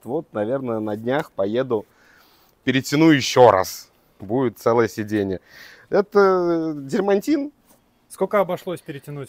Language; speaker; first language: Russian; native; Russian